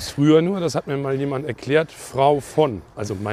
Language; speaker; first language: German; native; German